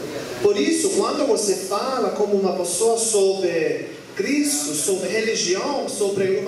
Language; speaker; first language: Portuguese; non-native, learner; German